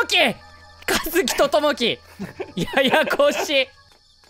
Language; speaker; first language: Japanese; native; Japanese